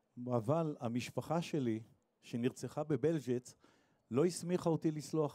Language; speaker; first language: Hebrew; native; Hebrew